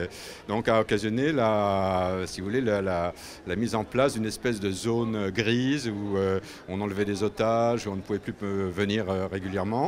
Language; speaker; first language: French; native; French